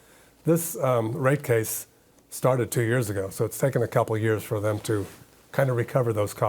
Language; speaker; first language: English; native; English